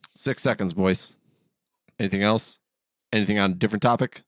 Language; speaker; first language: English; early bilingual, other home language; Polish